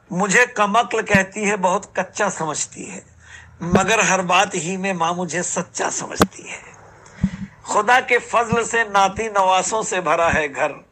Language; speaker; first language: Hindi; native; Hindi